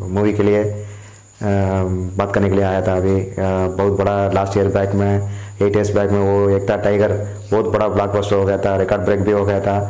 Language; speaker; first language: Hindi; non-native, local second language; Tamil